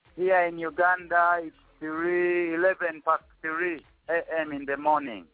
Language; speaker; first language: English; non-native, local second language; Ganda